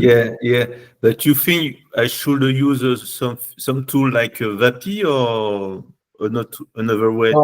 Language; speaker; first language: English; non-native, learner; French